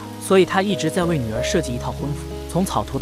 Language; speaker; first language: Chinese; native; Chinese